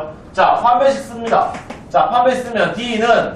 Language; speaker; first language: Korean; native; Korean